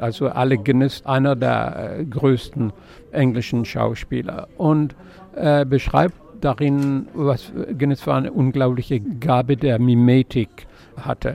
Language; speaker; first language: German; non-native, fluent; French